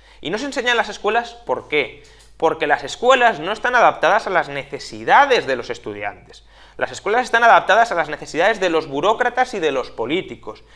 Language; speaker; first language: Spanish; native; Spanish